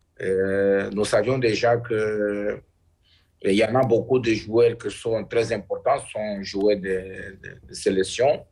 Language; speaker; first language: French; non-native, learner; Portuguese